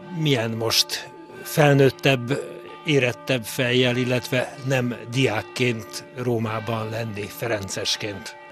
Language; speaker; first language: Hungarian; native; Hungarian